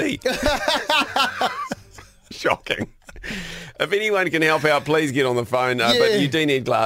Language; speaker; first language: English; native; English